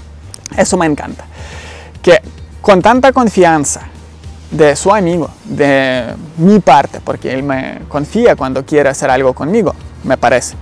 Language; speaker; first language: Spanish; non-native, learner; Ukrainian